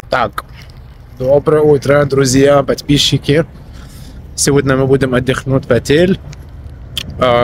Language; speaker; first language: Russian; non-native, learner; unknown